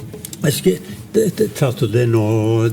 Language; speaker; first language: Spanish; non-native, fluent; Norwegian